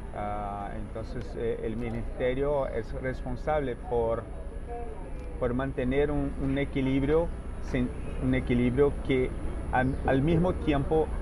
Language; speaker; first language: Spanish; non-native, fluent; Portuguese